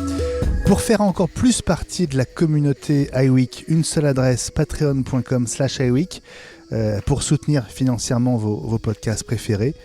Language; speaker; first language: French; native; French